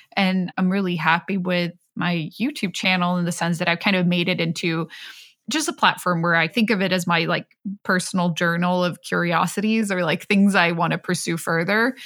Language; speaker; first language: English; non-native, fluent; Swedish